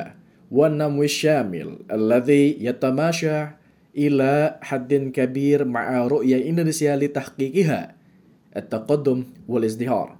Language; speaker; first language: Arabic; non-native, fluent; Indonesian